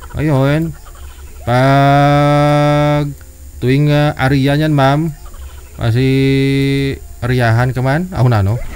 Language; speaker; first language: Filipino; native; Filipino